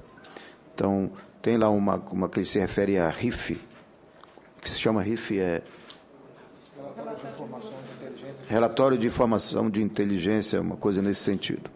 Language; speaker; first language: Portuguese; native; Portuguese